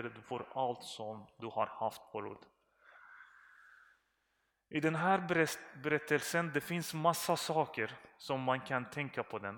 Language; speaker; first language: Swedish; non-native, learner; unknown